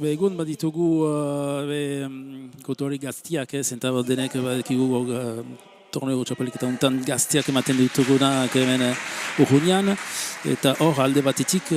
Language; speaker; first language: Basque; native; Basque